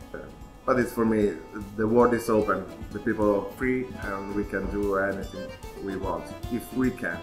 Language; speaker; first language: English; non-native, learner; Italian